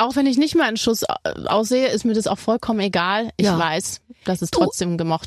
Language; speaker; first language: German; native; German